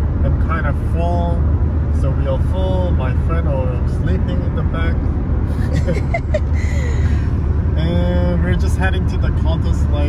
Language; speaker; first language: English; non-native, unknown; Korean